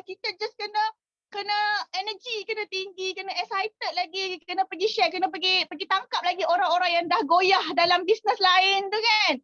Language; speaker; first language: Malay; native; Malay